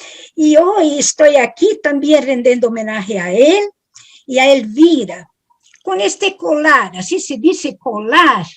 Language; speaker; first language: Spanish; non-native, fluent; Italian